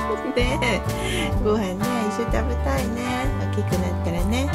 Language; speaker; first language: Japanese; native; Japanese